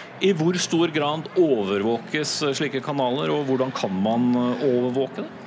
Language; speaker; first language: Norwegian; native; Norwegian